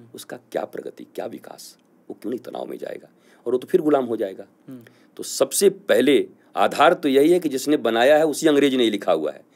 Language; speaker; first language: Hindi; native; Hindi